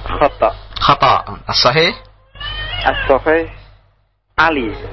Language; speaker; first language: Arabic; non-native, learner; Indonesian